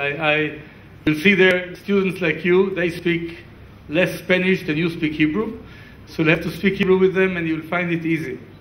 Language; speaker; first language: English; non-native, fluent; Hebrew